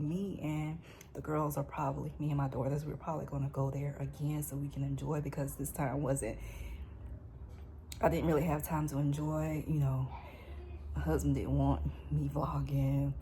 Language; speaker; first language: English; native; English